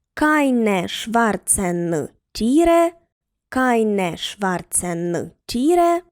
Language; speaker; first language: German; non-native, fluent; Ukrainian